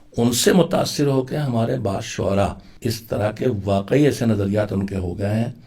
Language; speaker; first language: Urdu; native; Urdu